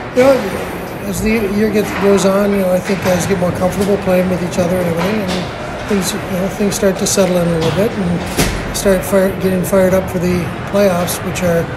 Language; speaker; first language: English; native; English